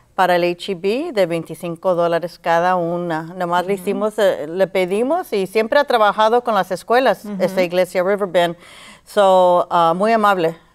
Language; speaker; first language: Spanish; early bilingual, heritage; Spanish